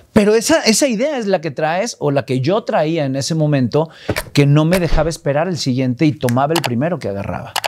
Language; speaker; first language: Spanish; native; Spanish